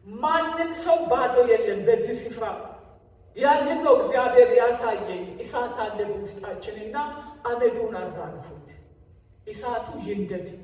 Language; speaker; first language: Amharic; native; Amharic